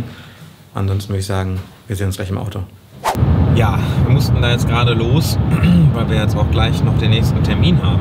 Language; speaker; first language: German; native; German